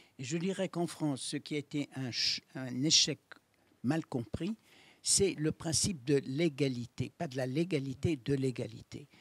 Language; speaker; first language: French; native; French